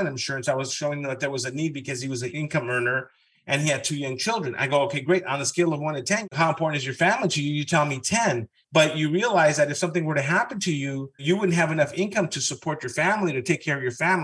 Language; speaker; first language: English; early bilingual, other home language; Spanish